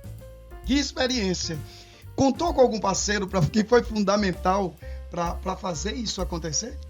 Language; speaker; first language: Portuguese; native; Portuguese